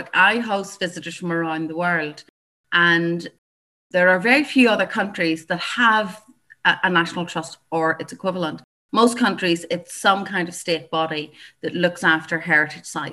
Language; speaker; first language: English; native; English